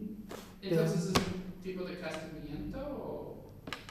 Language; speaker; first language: Spanish; non-native, learner; English